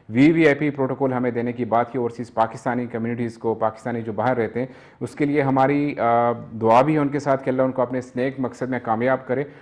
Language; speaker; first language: Urdu; non-native, local second language; Northern Hindko